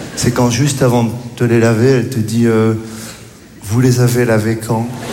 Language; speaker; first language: French; native; French